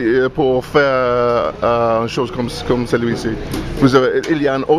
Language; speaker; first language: French; non-native, learner; English